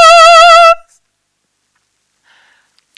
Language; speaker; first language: English; non-native, learner; Thai